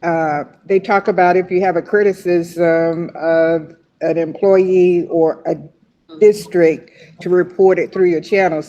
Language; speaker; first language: English; native; English